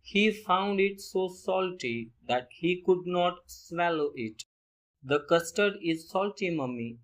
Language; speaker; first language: English; non-native, local second language; Marathi